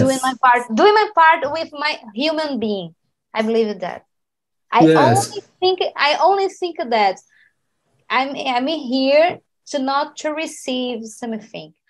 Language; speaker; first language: English; non-native, learner; Portuguese